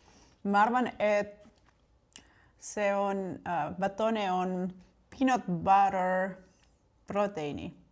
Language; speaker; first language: Estonian; non-native, learner; Spanish